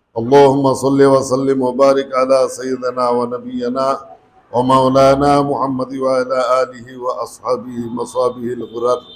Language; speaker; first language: Arabic; non-native, fluent; Bangla